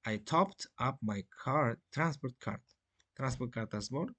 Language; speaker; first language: English; non-native, fluent; Uzbek